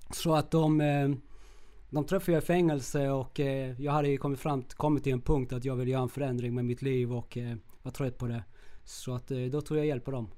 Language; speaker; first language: Swedish; early bilingual, other home language; Spanish